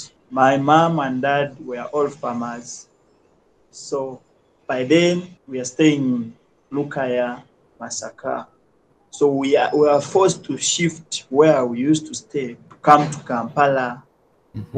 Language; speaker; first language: English; non-native, local second language; Ganda